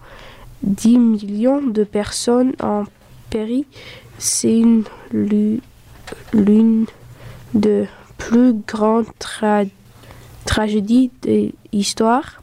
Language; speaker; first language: French; early bilingual, other home language; Dutch